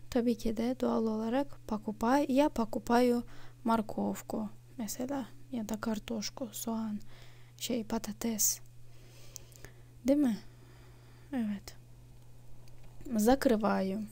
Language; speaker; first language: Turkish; non-native, fluent; Russian